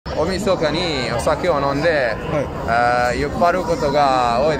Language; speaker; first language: Japanese; non-native, learner; English